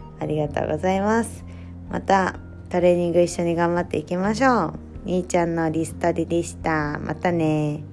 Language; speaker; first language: Japanese; native; Japanese